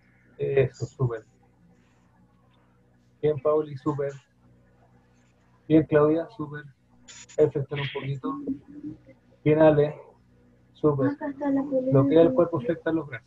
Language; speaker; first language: Spanish; native; Spanish